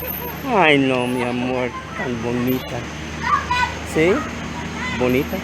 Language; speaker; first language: Spanish; non-native, learner; English